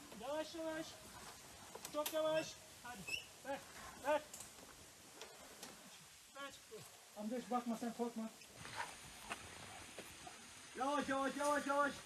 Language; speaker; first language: Turkish; native; Turkish